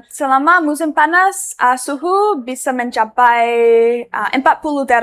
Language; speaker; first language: Indonesian; non-native, learner; English